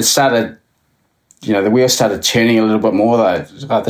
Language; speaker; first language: English; native; English